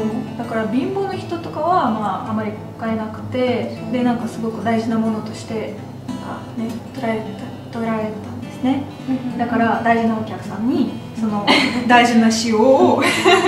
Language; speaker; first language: Japanese; non-native, fluent; Russian